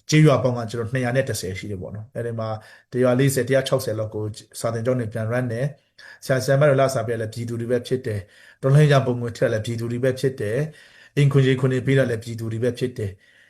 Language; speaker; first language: Burmese; non-native, local second language; Hakha Chin